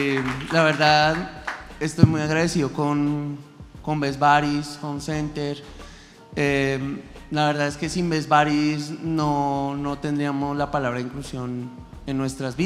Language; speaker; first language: Spanish; native; Spanish